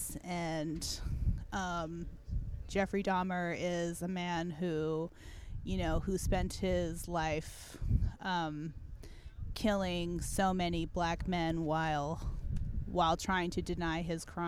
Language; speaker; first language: English; native; English